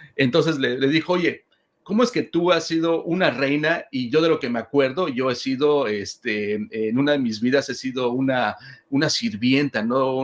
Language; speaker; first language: Spanish; native; Spanish